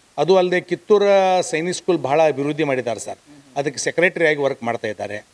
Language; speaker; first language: Kannada; native; Kannada